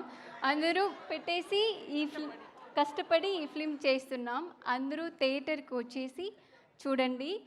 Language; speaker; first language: Telugu; non-native, learner; Tamil